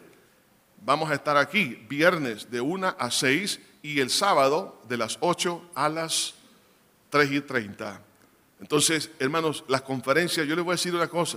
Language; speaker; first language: Spanish; native; Spanish